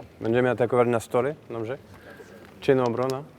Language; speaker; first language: Polish; non-native, learner; French